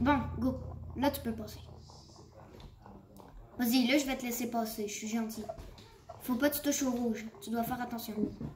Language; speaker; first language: French; native; French